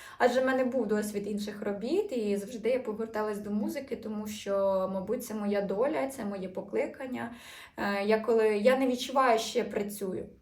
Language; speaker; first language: Ukrainian; native; Ukrainian